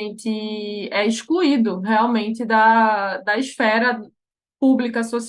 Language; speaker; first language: Portuguese; native; Portuguese